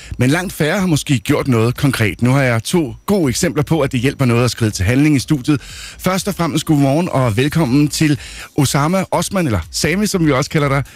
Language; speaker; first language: Danish; native; Danish